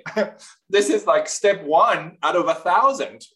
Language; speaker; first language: English; non-native, fluent; Spanish